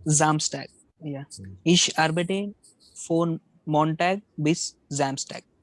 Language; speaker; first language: German; non-native, learner; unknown